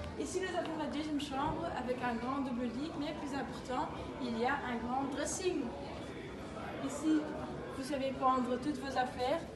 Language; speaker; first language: French; non-native, fluent; Dutch